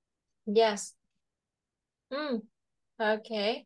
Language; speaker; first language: English; non-native, fluent; Vietnamese